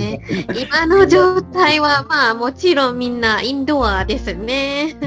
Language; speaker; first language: Japanese; non-native, learner; Malay